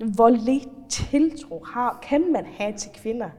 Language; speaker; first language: Danish; non-native, fluent; Faroese